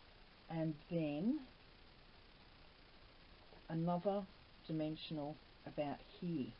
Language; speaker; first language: English; native; English